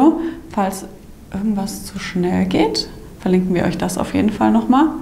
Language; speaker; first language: German; native; German